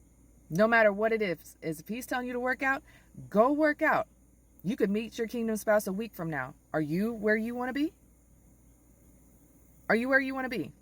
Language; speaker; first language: English; native; English